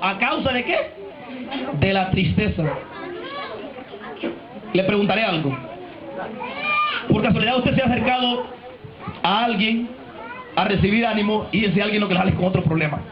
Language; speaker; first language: Spanish; native; Spanish